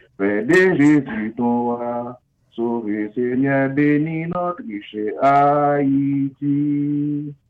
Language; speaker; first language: French; non-native, local second language; Haitian Creole